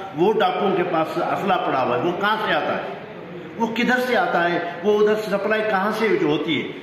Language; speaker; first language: Urdu; non-native, local second language; Sindhi